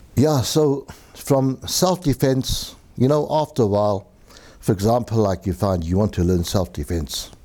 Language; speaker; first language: English; native; English